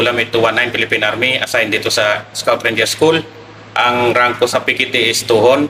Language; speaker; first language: Filipino; native; Filipino